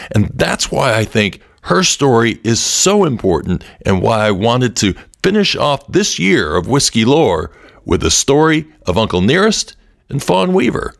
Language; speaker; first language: English; native; English